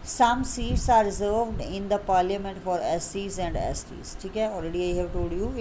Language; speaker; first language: English; non-native, local second language; Punjabi